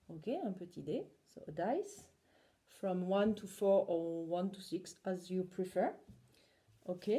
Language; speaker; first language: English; non-native, learner; French